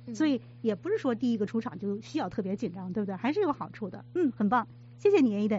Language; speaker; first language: Chinese; native; Chinese